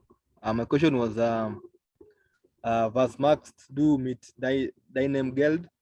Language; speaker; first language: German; non-native, learner; English